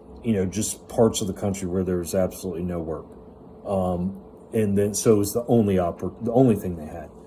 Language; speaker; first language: English; native; English